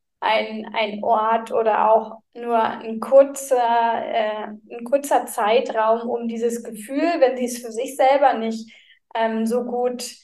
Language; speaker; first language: German; native; German